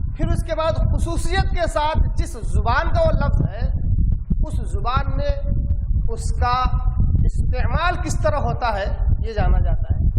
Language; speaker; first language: Urdu; native; Urdu